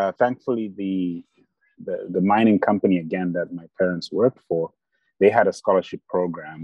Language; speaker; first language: English; non-native, local second language; Bemba